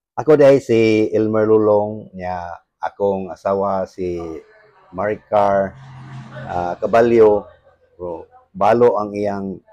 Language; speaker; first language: Cebuano; native; Cebuano